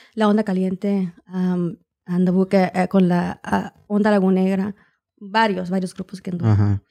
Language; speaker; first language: Spanish; early bilingual, heritage; Spanish